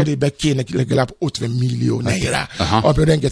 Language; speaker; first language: Hungarian; non-native, learner; Yoruba